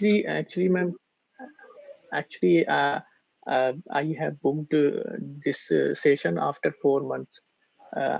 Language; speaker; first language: English; non-native, learner; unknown